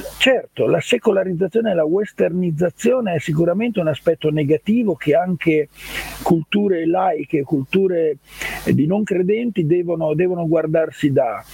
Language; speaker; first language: Italian; native; Italian